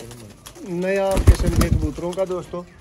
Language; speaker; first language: Hindi; non-native, local second language; Punjabi